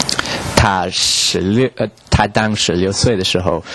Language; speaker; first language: Chinese; non-native, learner; English